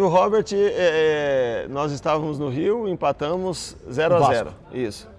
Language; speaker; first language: Portuguese; native; Portuguese